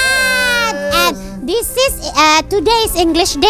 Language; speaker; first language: English; non-native, learner; Indonesian